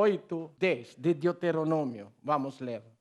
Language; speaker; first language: Portuguese; non-native, learner; Filipino